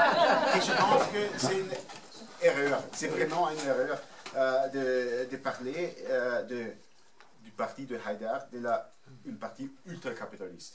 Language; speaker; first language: French; non-native, fluent; German